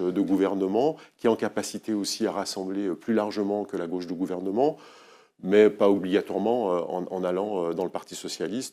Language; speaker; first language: French; native; French